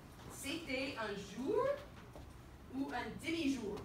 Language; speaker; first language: French; non-native, fluent; English